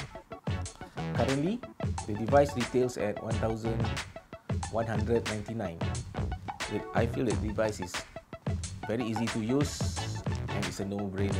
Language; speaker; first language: English; non-native, local second language; Malay